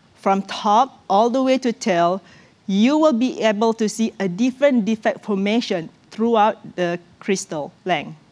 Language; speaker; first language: English; non-native, local second language; Malay